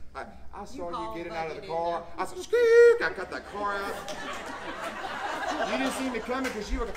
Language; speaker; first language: English; native; English